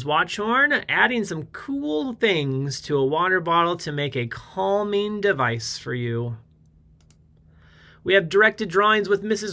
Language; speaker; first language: English; native; English